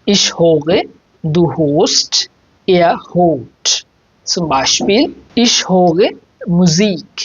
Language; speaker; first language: German; non-native, fluent; Bangla